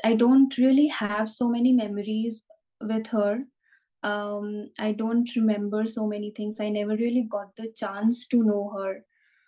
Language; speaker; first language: English; non-native, local second language; Bangla